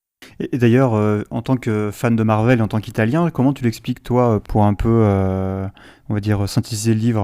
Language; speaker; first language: French; native; French